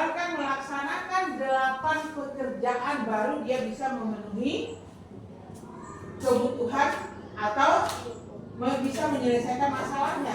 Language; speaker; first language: Indonesian; native; Indonesian